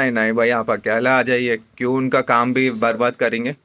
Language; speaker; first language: Hindi; non-native, local second language; Telugu